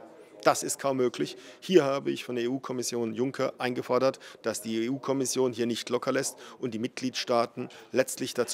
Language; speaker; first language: German; native; German